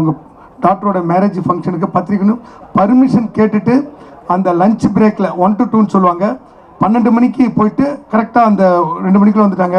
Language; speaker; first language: Tamil; native; Tamil